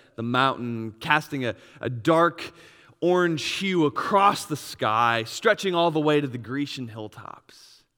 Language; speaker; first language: English; native; English